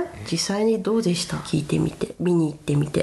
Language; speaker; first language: Japanese; native; Japanese